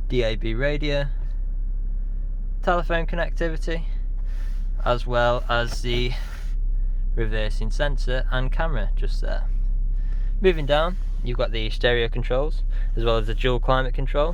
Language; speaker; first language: English; native; English